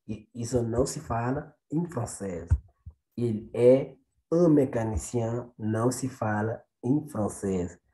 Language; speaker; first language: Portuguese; non-native, fluent; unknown